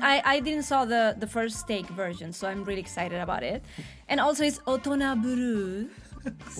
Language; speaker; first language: English; non-native, fluent; Spanish